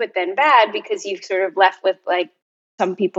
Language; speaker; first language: English; native; English